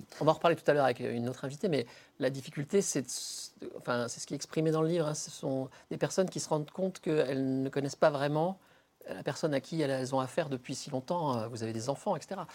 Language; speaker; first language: French; native; French